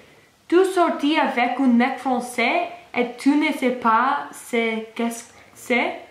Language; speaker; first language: French; non-native, learner; English